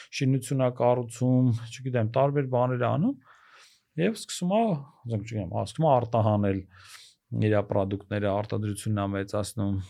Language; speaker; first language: Armenian; native; Armenian